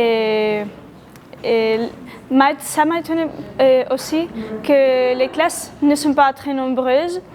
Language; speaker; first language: French; non-native, learner; Spanish